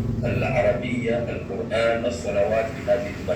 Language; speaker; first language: Arabic; non-native, fluent; Chechen